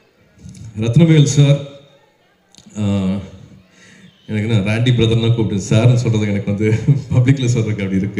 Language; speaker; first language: Tamil; native; Tamil